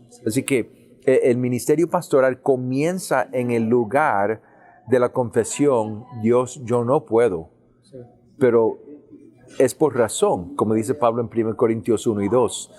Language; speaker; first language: Spanish; early bilingual, heritage; English